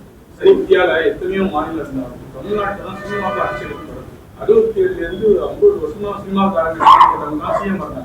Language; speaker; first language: Tamil; native; Tamil